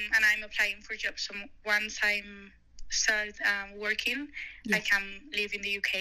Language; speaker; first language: English; non-native, fluent; Spanish